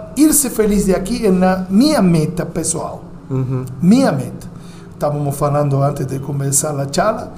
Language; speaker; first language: Portuguese; non-native, learner; Spanish